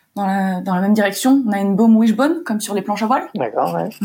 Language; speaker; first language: French; early bilingual, heritage; French